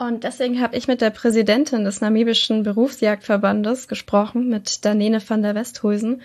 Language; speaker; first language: German; native; German